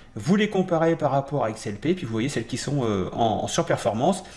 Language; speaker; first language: French; native; French